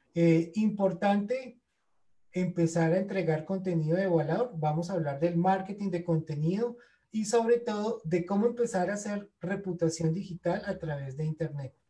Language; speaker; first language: Spanish; native; Spanish